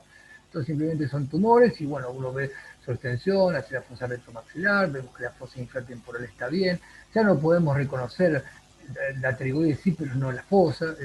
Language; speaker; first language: Spanish; native; Spanish